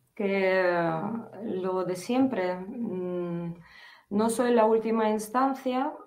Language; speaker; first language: Spanish; non-native, fluent; Ukrainian